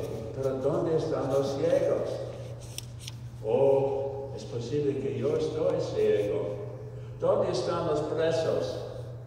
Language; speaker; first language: Spanish; non-native, fluent; English